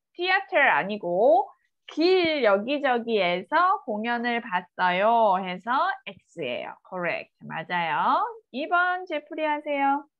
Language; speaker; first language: Korean; native; Korean